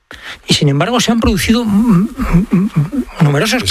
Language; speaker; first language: Spanish; native; Spanish